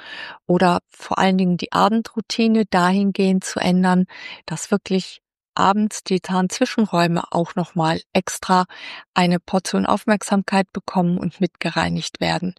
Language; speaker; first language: German; native; German